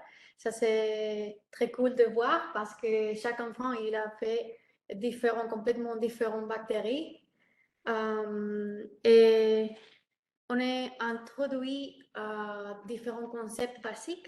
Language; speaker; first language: French; non-native, learner; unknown